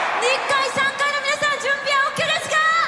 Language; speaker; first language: Japanese; non-native, fluent; Korean